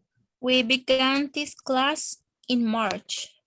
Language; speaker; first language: English; non-native, learner; Spanish